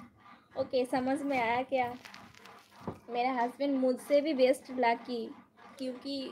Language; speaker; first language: Hindi; non-native, local second language; Bangla